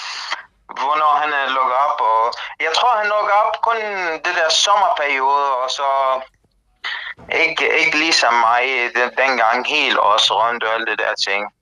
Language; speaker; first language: Danish; non-native, learner; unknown